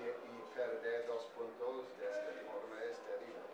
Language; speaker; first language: Spanish; non-native, fluent; English